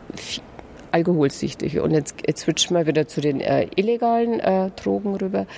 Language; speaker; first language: German; native; German